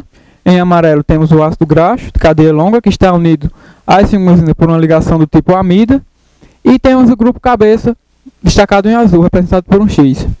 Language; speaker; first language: Portuguese; native; Portuguese